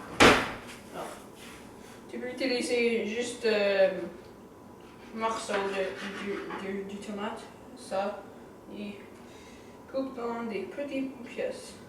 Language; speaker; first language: French; non-native, learner; English